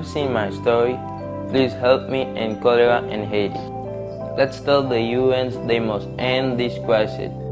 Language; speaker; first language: English; non-native, learner; Haitian Creole